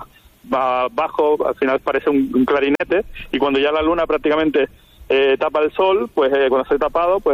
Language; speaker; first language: Spanish; non-native, local second language; Catalan